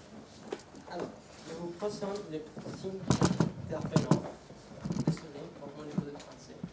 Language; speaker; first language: French; non-native, learner; Spanish